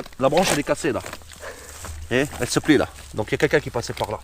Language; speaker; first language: French; native; French